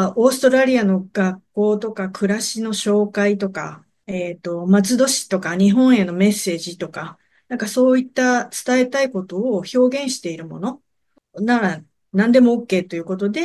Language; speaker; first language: Japanese; native; Japanese